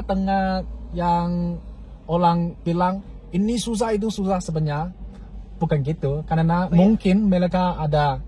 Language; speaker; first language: Indonesian; non-native, learner; Chinese